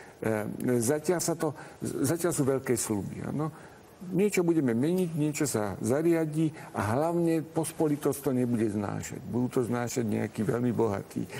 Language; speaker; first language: Slovak; non-native, local second language; Hungarian